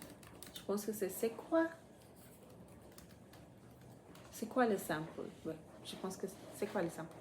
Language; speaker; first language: French; non-native, fluent; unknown